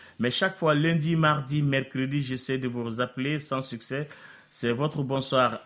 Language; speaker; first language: French; non-native, local second language; Bambara